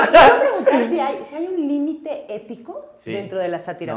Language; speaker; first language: Spanish; native; Spanish